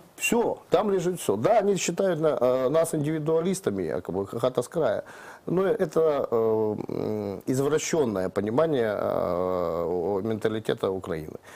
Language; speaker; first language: Russian; native; Russian